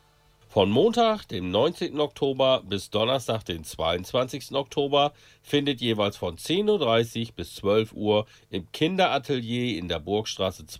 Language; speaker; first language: German; native; German